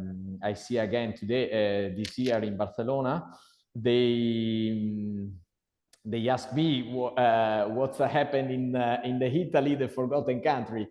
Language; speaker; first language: English; non-native, learner; Italian